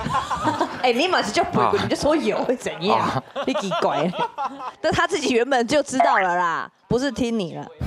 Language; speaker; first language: Chinese; native; Chinese